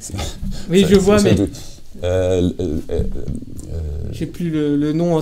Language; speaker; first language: French; native; French